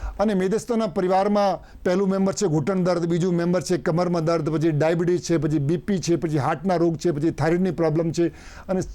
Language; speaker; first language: Gujarati; non-native, local second language; Hindi